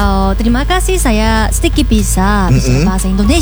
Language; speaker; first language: Indonesian; non-native, learner; Korean